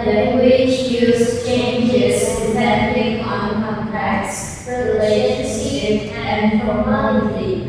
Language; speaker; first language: English; non-native, learner; Indonesian